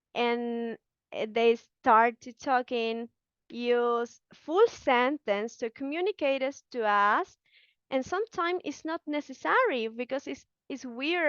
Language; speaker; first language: English; non-native, fluent; Spanish